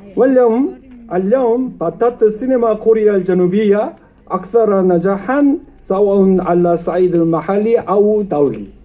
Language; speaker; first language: Arabic; non-native, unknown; Korean